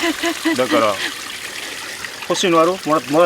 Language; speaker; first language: Japanese; native; Japanese